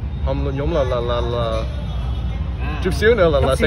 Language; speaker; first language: Vietnamese; early bilingual, heritage; English